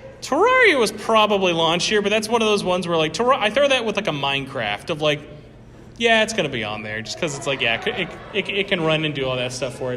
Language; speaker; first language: English; native; English